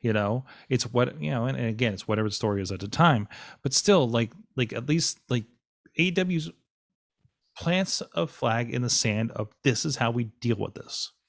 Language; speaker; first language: English; native; English